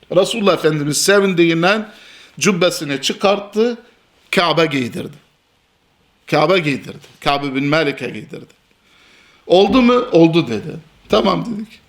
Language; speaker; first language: Turkish; non-native, fluent; Albanian